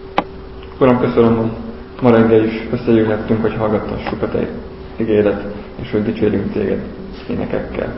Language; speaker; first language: Hungarian; native; Hungarian